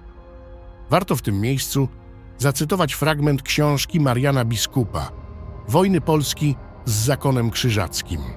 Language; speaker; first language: Polish; native; Polish